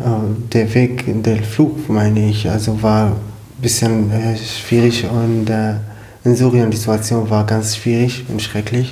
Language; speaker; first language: German; non-native, learner; Arabic